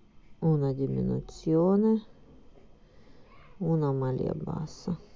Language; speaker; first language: Italian; non-native, fluent; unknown